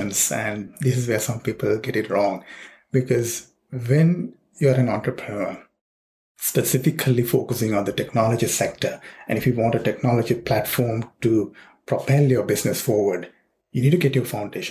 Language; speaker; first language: English; non-native, local second language; Sinhala